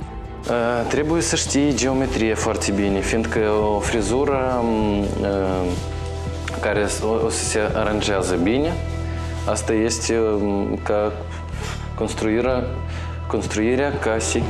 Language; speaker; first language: Romanian; non-native, local second language; Russian